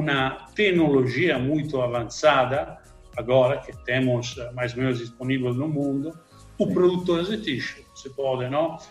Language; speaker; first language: Portuguese; non-native, learner; Italian